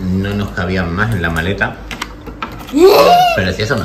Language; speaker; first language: Spanish; native; Spanish